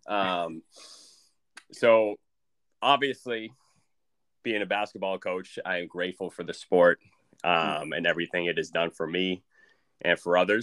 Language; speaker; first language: English; native; English